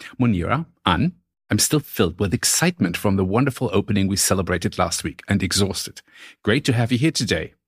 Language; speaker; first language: English; non-native, fluent; German